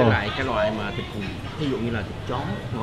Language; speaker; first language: Vietnamese; native; Vietnamese